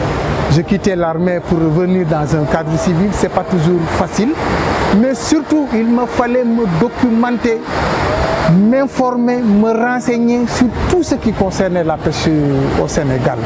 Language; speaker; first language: French; non-native, local second language; Wolof